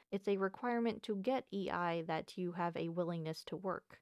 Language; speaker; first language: English; native; English